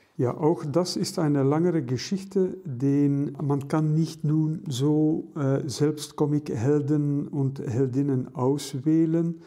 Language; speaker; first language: German; non-native, local second language; Dutch